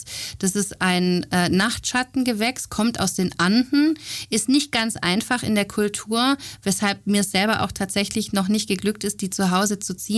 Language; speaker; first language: German; native; German